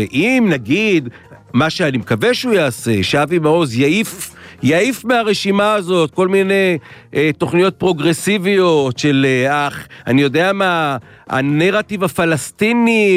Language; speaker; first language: Hebrew; native; Hebrew